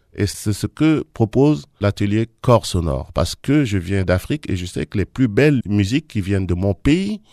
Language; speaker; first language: French; non-native, local second language; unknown